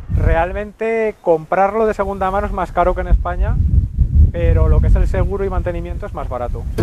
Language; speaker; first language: Spanish; native; Spanish